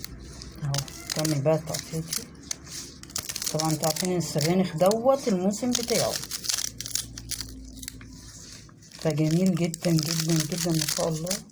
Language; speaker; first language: Arabic; native; Arabic